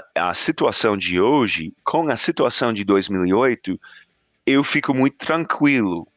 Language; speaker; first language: Portuguese; non-native, fluent; English